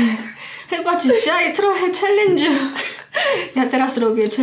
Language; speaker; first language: Polish; non-native, learner; Korean